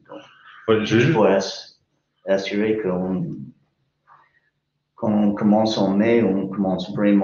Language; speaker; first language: French; non-native, fluent; English